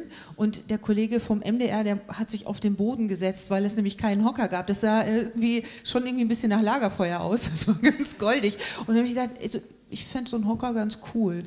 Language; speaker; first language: German; native; German